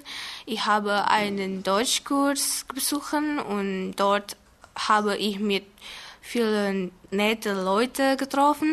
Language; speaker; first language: German; non-native, learner; Indonesian